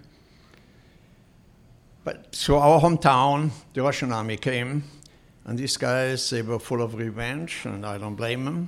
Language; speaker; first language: English; non-native, fluent; Polish